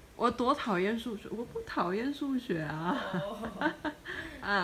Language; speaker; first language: Chinese; non-native, fluent; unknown